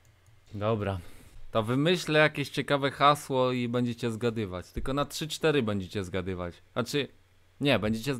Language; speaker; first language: Polish; native; Polish